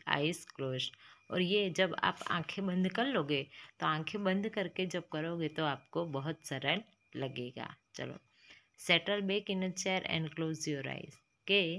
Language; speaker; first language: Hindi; non-native, local second language; Gujarati